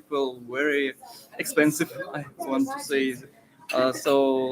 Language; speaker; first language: English; non-native, learner; Russian